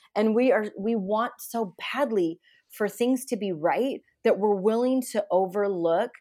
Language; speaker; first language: English; early bilingual, other home language; Hindi